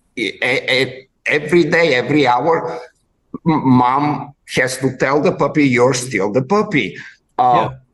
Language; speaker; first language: English; non-native, fluent; Bulgarian